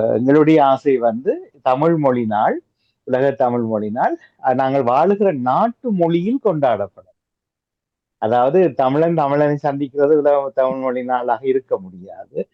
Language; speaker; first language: Tamil; native; Tamil